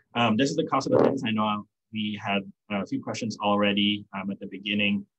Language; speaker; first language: English; non-native, local second language; Filipino